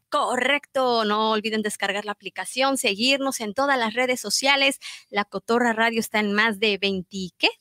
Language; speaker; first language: Spanish; native; Spanish